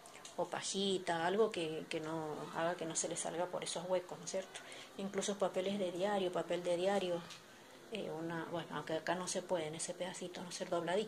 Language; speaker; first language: Spanish; native; Spanish